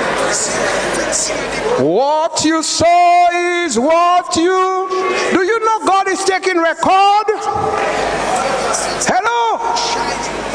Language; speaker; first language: English; non-native, local second language; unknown